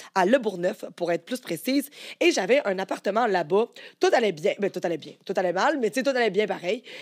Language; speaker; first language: French; native; French